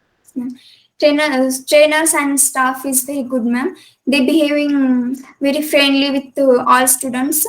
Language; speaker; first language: English; non-native, local second language; Kannada